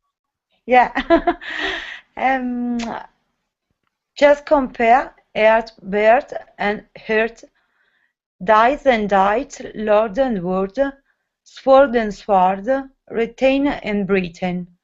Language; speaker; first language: English; non-native, learner; Italian